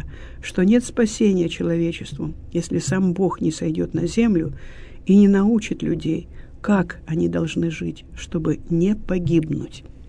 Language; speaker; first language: Russian; native; Russian